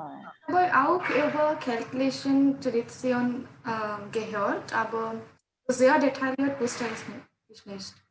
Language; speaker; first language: German; non-native, learner; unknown